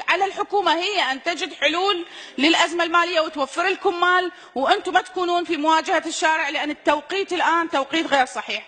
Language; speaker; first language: Arabic; native; Arabic